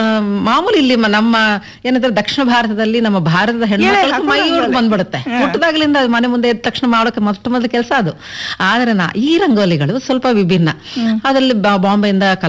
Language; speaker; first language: Kannada; non-native, local second language; Telugu